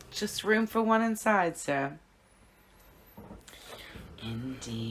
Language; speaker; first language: English; native; English